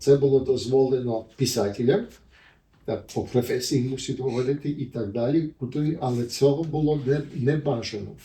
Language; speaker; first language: Ukrainian; early bilingual, heritage; Ukrainian